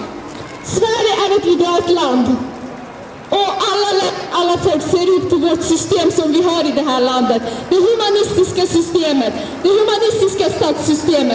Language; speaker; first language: Swedish; non-native, fluent; Azerbaijani